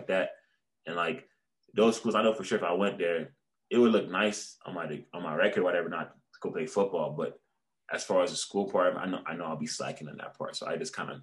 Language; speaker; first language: English; native; English